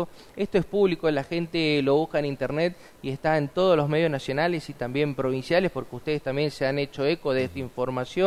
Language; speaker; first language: Spanish; native; Spanish